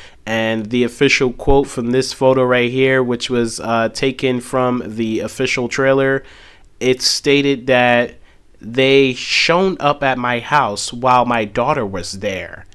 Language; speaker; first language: English; native; English